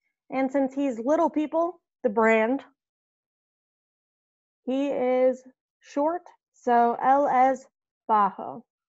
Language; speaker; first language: English; native; English